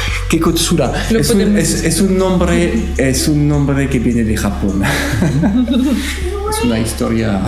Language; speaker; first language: Spanish; non-native, learner; French